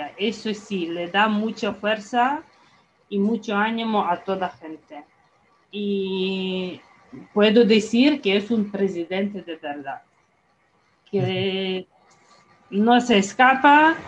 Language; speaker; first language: Spanish; non-native, fluent; Ukrainian